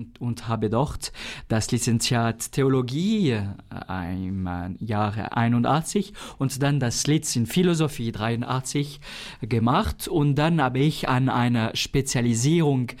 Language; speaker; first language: German; non-native, local second language; French